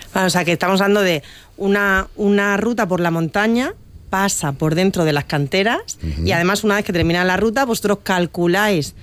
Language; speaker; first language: Spanish; native; Spanish